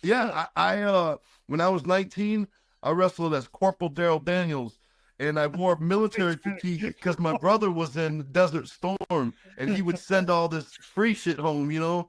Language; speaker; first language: English; native; English